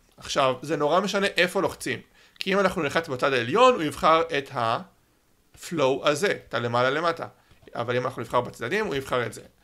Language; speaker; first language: Hebrew; native; Hebrew